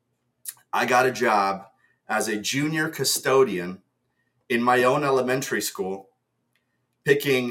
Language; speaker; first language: English; early bilingual, other home language; Russian